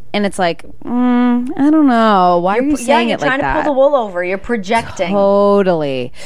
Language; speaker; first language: English; native; English